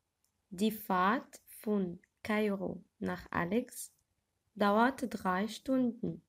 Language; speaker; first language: German; non-native, fluent; Arabic